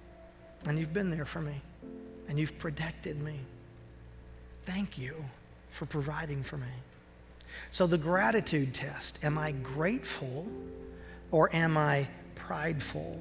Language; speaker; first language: English; native; English